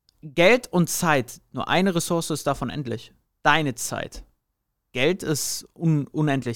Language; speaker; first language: German; native; German